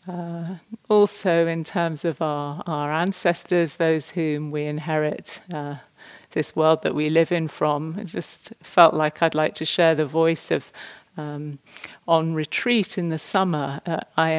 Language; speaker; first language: English; native; English